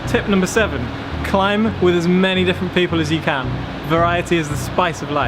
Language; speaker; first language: English; native; English